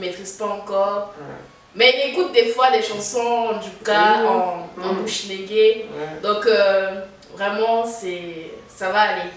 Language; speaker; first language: French; native; French